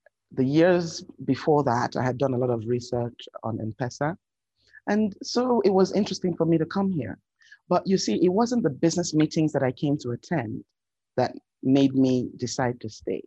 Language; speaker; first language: English; non-native, local second language; Yoruba